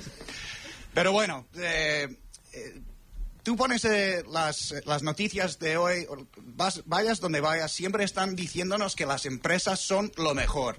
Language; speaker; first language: Spanish; non-native, fluent; English